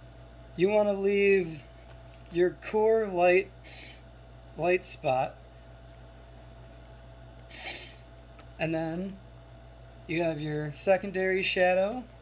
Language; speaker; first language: English; native; English